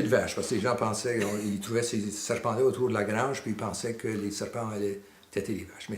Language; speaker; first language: French; native; French